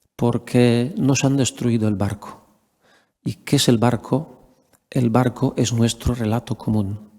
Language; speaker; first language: Spanish; non-native, fluent; Polish